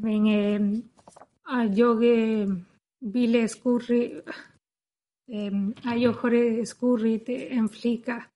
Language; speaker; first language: Swedish; non-native, learner; Spanish